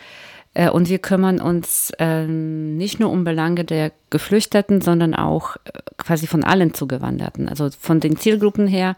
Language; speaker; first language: German; native; German